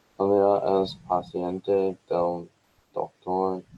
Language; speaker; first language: Spanish; non-native, learner; English